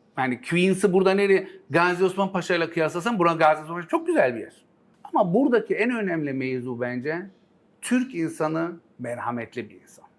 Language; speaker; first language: Turkish; early bilingual, heritage; Turkish